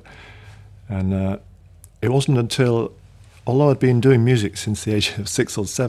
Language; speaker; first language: English; native; English